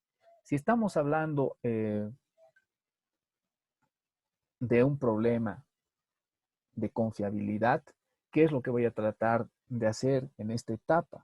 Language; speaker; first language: Spanish; native; Spanish